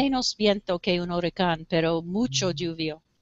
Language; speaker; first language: Spanish; non-native, learner; English